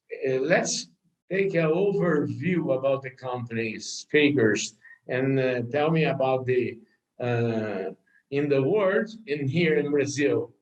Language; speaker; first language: English; non-native, learner; Portuguese